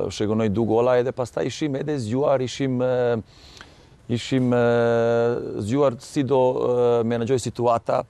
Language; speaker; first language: Albanian; non-native, learner; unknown